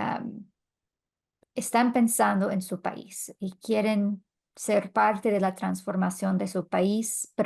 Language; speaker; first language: Spanish; non-native, fluent; English